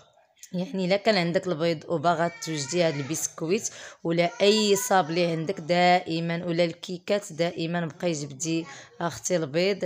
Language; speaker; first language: Arabic; native; Arabic